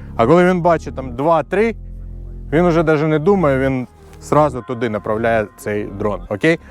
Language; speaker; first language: Ukrainian; non-native, local second language; Russian